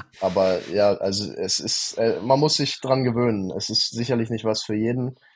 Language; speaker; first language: German; native; German